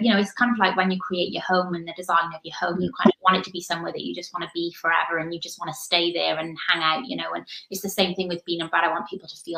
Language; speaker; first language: English; native; English